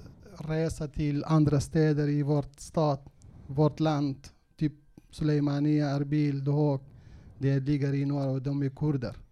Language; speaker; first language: Swedish; non-native, local second language; Kurdish